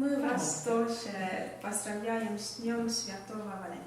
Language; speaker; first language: Russian; non-native, learner; Estonian